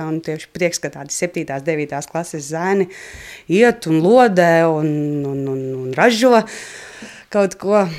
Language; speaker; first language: Latvian; native; Latvian